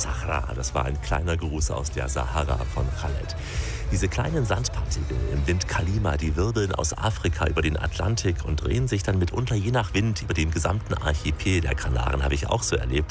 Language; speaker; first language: German; native; German